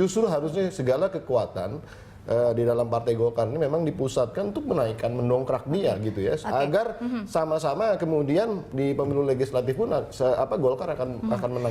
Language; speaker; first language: Indonesian; native; Indonesian